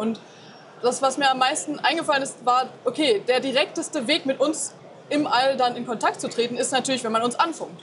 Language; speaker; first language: German; native; German